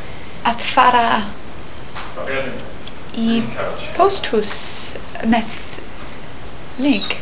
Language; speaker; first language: Icelandic; non-native, learner; English